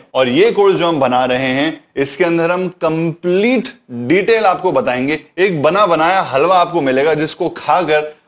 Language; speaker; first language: Urdu; native; Urdu